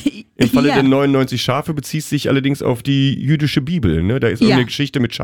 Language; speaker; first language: German; native; German